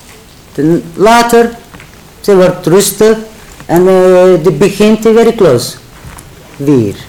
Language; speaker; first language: Dutch; non-native, learner; Turkish